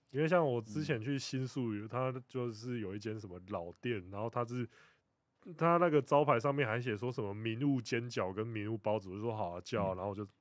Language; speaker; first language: Chinese; native; Chinese